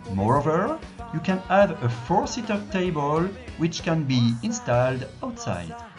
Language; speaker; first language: English; non-native, fluent; French